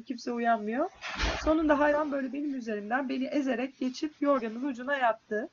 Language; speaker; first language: Turkish; native; Turkish